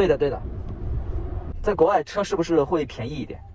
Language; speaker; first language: Chinese; native; Chinese